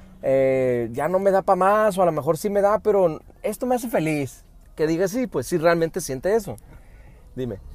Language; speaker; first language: Spanish; early bilingual, heritage; Spanish